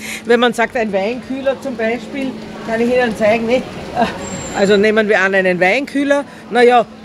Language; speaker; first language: German; native; German